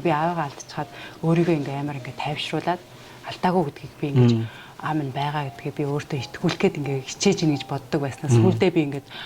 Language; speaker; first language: Mongolian; native; Mongolian